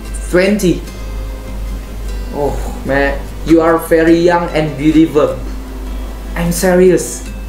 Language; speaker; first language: English; non-native, learner; Indonesian